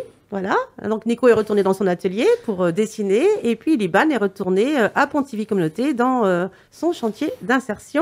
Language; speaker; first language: French; native; French